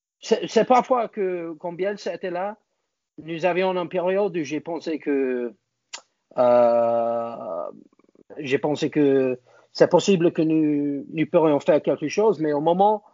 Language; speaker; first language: French; non-native, learner; English